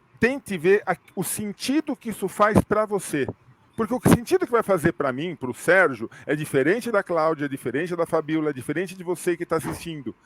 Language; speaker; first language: Portuguese; native; Portuguese